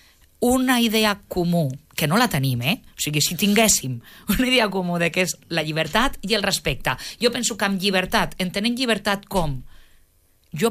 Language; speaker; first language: Catalan; native; Catalan